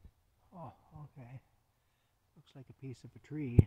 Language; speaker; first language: English; native; English